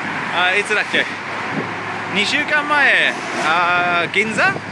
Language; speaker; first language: Japanese; non-native, learner; English